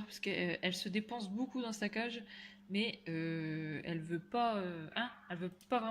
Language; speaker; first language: French; native; French